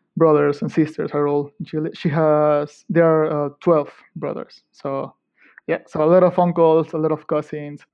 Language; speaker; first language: English; non-native, fluent; Spanish